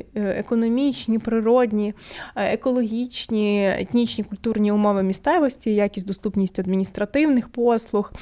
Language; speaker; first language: Ukrainian; native; Ukrainian